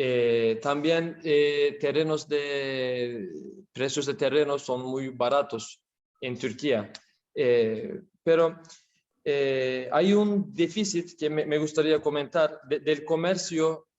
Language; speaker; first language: Spanish; non-native, learner; Turkish